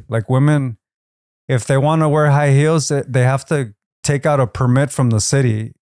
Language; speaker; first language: English; early bilingual, other home language; Spanish